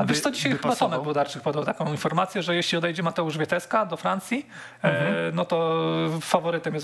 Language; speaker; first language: Polish; native; Polish